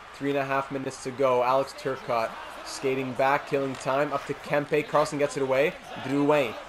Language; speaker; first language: English; native; English